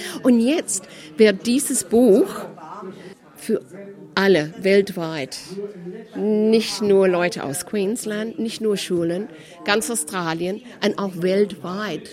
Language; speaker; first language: German; early bilingual, heritage; German